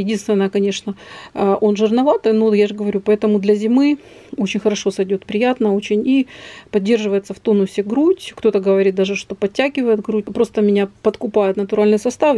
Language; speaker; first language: Russian; native; Russian